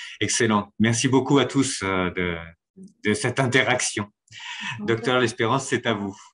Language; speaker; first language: French; native; French